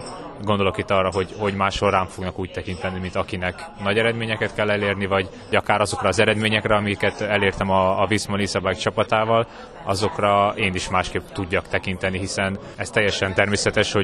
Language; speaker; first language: Hungarian; native; Hungarian